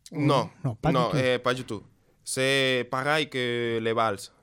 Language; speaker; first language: French; non-native, learner; Spanish